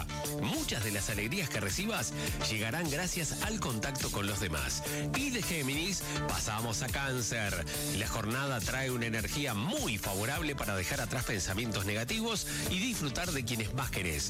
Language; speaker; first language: Spanish; native; Spanish